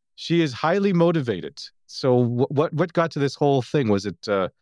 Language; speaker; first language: English; native; English